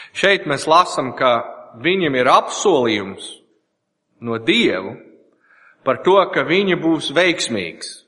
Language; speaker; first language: Latvian; non-native, learner; English